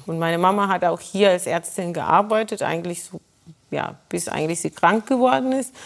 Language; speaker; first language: German; non-native, fluent; Russian